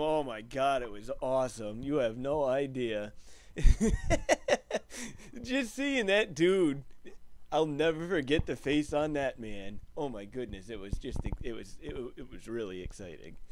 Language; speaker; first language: English; native; English